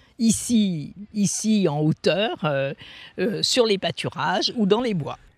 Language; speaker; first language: French; native; French